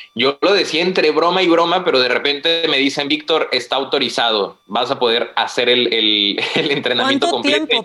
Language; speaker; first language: Spanish; native; Spanish